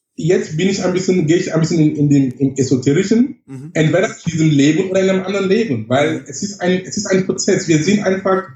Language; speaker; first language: German; non-native, fluent; English